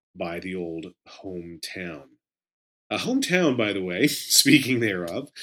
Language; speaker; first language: English; native; English